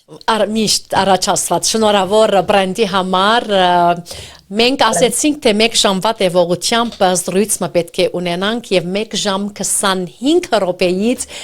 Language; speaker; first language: Armenian; early bilingual, heritage; Armenian